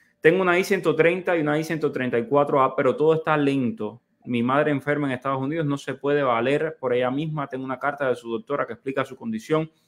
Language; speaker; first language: Spanish; native; Spanish